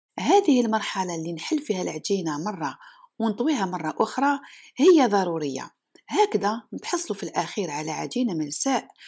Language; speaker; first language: Arabic; native; Arabic